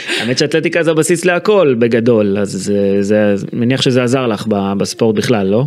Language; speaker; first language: Hebrew; native; Hebrew